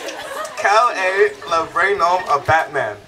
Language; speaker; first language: French; non-native, learner; English